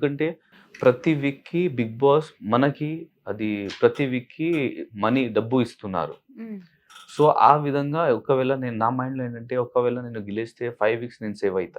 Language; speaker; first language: Telugu; non-native, local second language; Urdu